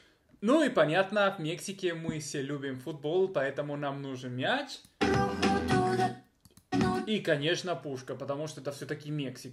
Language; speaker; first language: Russian; non-native, fluent; Spanish